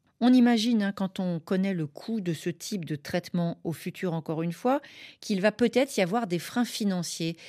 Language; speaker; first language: French; native; French